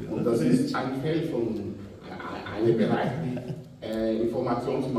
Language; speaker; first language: German; non-native, fluent; Portuguese